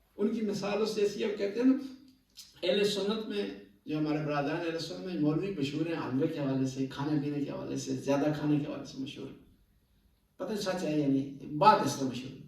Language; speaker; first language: Urdu; non-native, local second language; Punjabi